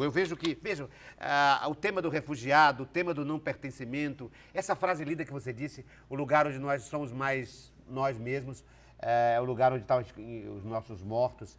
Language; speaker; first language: Portuguese; native; Portuguese